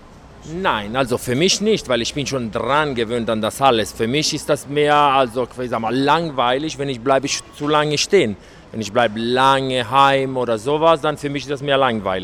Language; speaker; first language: German; non-native, learner; Italian